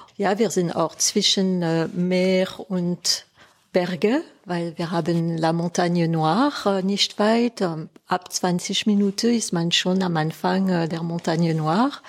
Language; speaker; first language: German; non-native, local second language; French